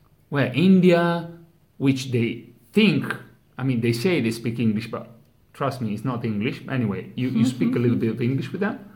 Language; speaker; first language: English; non-native, fluent; Italian